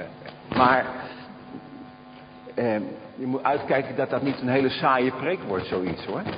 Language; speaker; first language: Dutch; native; Dutch